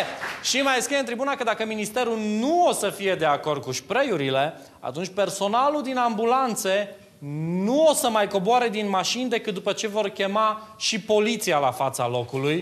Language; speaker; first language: Romanian; native; Romanian